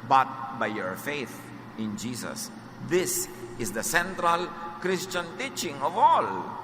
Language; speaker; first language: English; non-native, local second language; Filipino